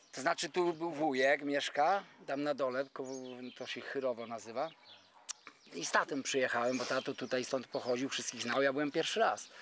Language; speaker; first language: Polish; native; Polish